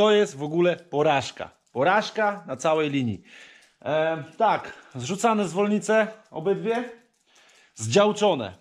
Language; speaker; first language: Polish; native; Polish